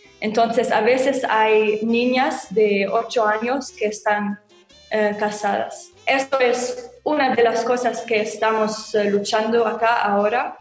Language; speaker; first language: Spanish; non-native, learner; Arabic